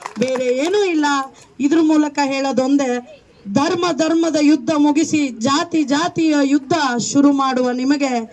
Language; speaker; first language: Kannada; native; Kannada